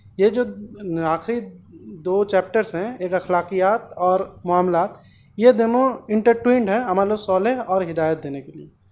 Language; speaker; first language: Hindi; non-native, local second language; Bangla